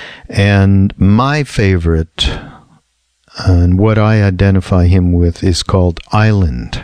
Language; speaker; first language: English; native; English